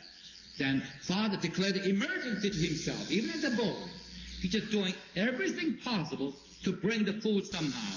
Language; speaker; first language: English; non-native, fluent; Korean